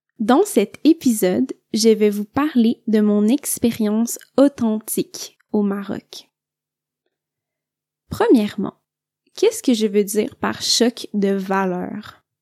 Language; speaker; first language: French; native; French